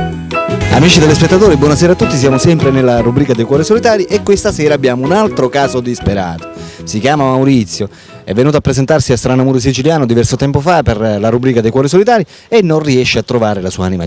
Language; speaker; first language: Italian; native; Italian